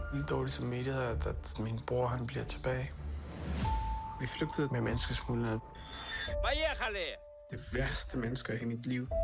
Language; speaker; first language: Danish; early bilingual, other home language; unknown